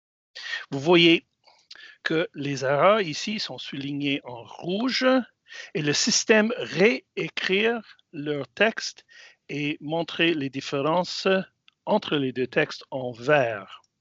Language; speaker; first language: French; non-native, fluent; English